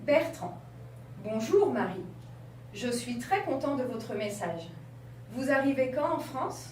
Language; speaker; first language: French; non-native, fluent; Portuguese